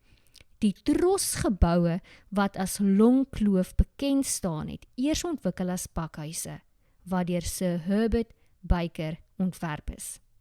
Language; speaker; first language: Afrikaans; native; Afrikaans